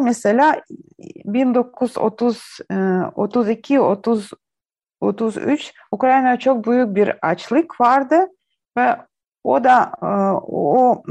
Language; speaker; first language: Turkish; non-native, learner; Ukrainian